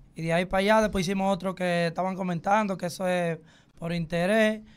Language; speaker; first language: Spanish; native; Spanish